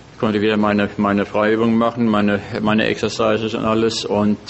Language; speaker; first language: German; native; German